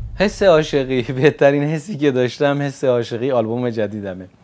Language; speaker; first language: Persian; non-native, local second language; Kurdish